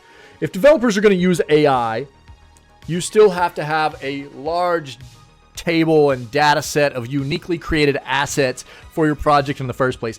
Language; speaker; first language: English; native; English